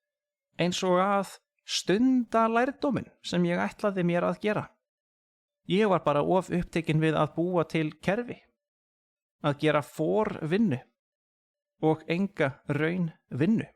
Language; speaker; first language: Icelandic; non-native, fluent; English